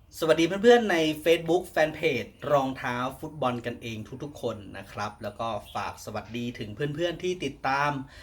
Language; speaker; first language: Thai; native; Thai